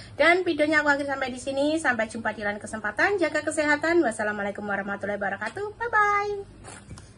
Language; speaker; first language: Indonesian; non-native, local second language; Javanese